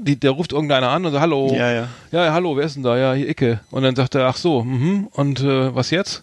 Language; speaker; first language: German; native; German